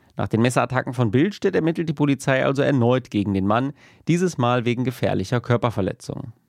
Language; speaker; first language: German; native; German